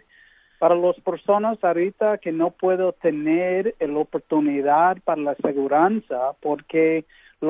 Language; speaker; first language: Spanish; early bilingual, heritage; English